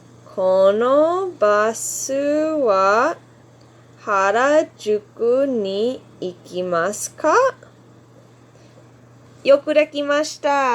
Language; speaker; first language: Japanese; non-native, fluent; English